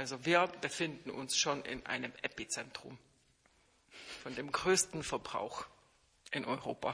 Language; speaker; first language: German; non-native, fluent; Czech